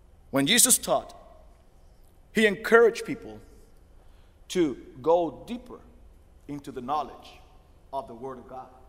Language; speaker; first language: English; non-native, fluent; Spanish